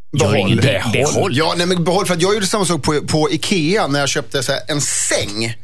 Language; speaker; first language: Swedish; native; Swedish